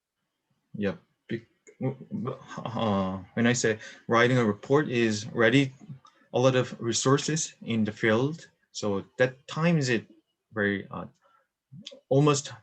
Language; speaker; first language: English; non-native, learner; Korean